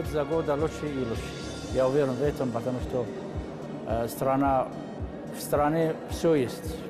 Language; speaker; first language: Russian; non-native, learner; Arabic